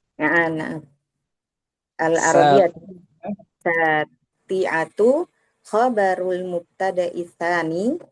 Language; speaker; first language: Arabic; non-native, learner; Indonesian